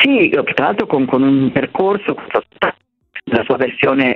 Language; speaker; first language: Italian; native; Italian